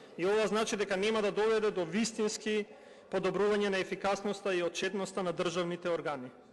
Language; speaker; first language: Macedonian; non-native, local second language; Albanian